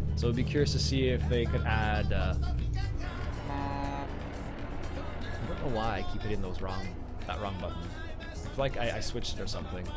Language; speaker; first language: English; native; English